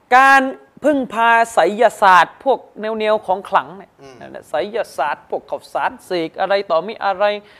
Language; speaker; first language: Thai; non-native, local second language; Malay